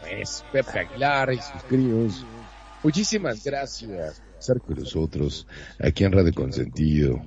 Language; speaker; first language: Spanish; native; Spanish